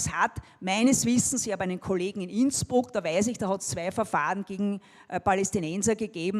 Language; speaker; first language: German; native; German